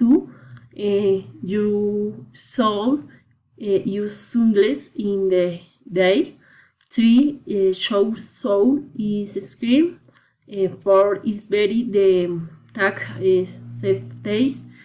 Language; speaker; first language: English; non-native, learner; Spanish